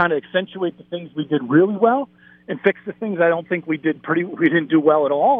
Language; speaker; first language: English; native; English